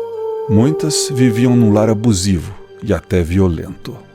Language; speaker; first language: Portuguese; native; Portuguese